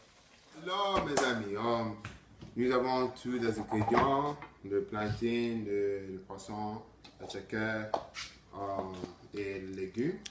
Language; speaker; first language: French; non-native, learner; English